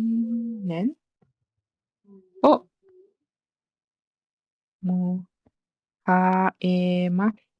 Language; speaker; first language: Japanese; non-native, fluent; Malay